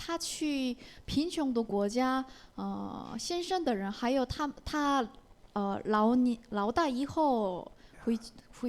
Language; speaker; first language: Chinese; non-native, learner; Korean